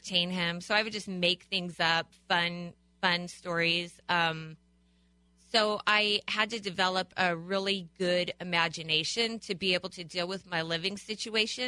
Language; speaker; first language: English; native; English